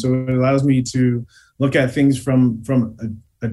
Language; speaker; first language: English; native; English